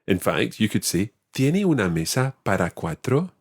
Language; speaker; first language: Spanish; non-native, fluent; English